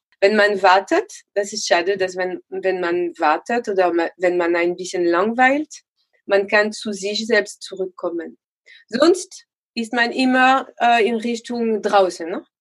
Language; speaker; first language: German; non-native, learner; French